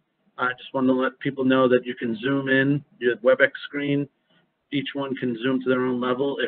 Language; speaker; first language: English; native; English